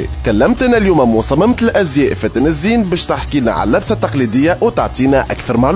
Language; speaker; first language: Arabic; native; Arabic